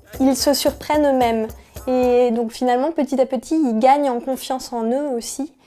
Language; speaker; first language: French; native; French